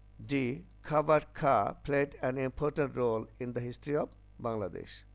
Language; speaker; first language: English; non-native, local second language; Bangla